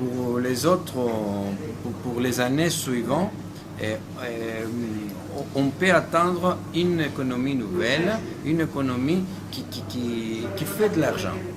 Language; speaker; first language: French; non-native, fluent; Greek